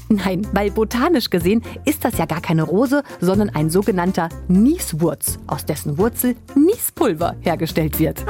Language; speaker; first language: German; native; German